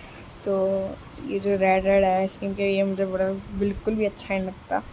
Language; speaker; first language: Hindi; native; Hindi